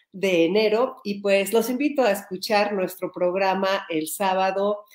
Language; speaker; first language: Spanish; native; Spanish